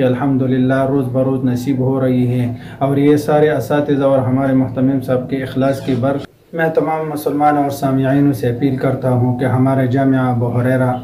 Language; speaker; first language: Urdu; non-native, local second language; Pashto